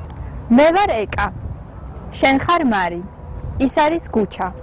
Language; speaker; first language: Georgian; non-native, learner; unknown